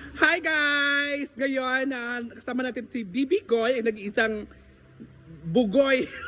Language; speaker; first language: Filipino; native; Filipino